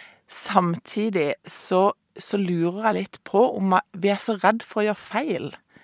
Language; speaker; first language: Norwegian; native; Norwegian